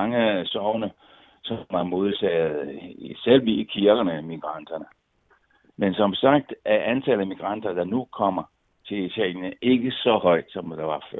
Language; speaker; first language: Danish; non-native, fluent; Italian